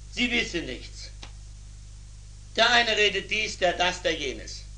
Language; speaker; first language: German; native; German